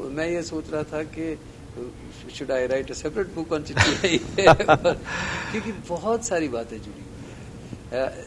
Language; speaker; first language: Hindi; non-native, local second language; Gujarati